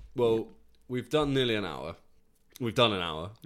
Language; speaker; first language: English; native; English